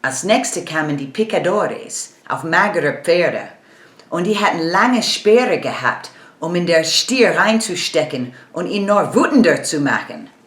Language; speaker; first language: German; non-native, learner; English